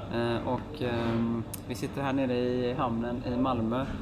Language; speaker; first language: Swedish; native; Swedish